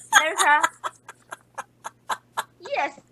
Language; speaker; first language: English; non-native, learner; Chinese